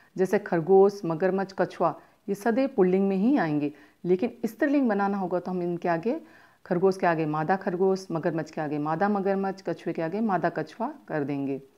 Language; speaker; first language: Hindi; native; Hindi